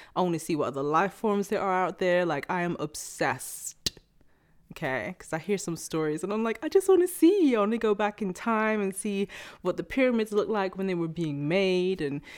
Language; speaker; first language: English; native; English